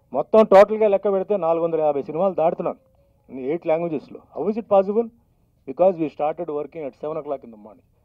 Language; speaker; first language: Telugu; non-native, local second language; Tamil